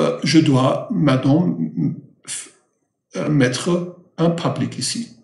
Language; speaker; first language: French; non-native, fluent; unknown